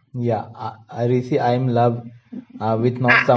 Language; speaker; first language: English; non-native, learner; Hindi